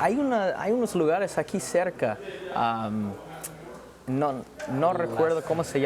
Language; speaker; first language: Spanish; non-native, fluent; English